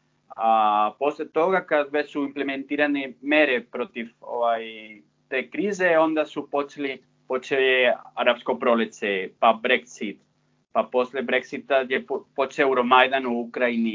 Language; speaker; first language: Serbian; non-native, fluent; Spanish